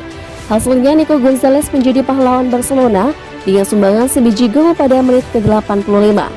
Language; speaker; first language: Indonesian; native; Indonesian